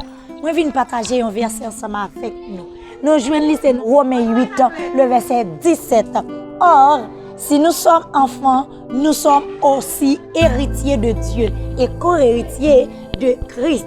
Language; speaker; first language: French; non-native, learner; Haitian Creole